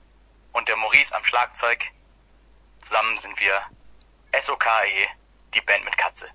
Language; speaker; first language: German; native; German